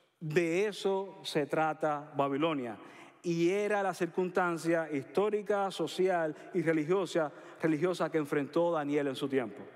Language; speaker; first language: Spanish; native; Spanish